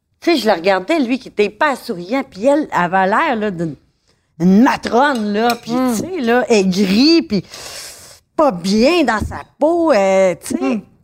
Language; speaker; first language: French; native; French